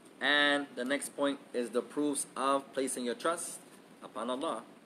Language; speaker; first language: English; native; English